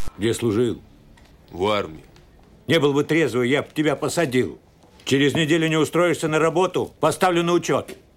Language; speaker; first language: Russian; native; Russian